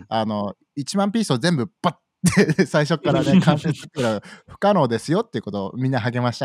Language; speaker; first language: Japanese; native; Japanese